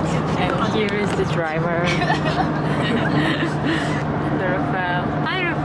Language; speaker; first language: English; non-native, fluent; Chinese